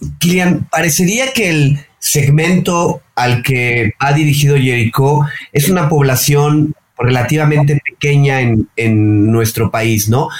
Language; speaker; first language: Spanish; native; Spanish